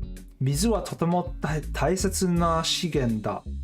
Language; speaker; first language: Japanese; non-native, learner; English